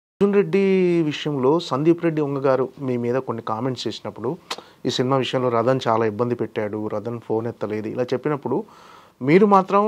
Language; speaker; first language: Telugu; native; Telugu